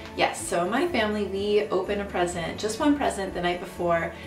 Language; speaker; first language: English; native; English